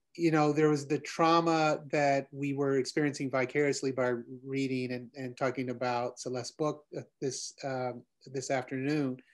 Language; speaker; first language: English; native; English